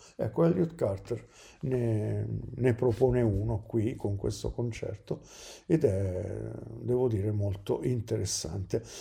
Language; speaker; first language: Italian; native; Italian